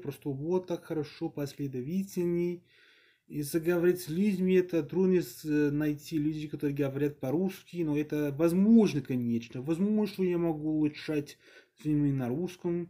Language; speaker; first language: Russian; non-native, learner; English